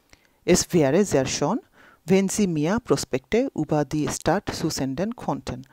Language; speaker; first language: German; non-native, local second language; Bangla